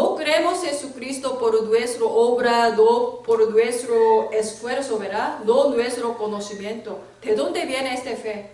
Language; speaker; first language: Spanish; non-native, learner; Korean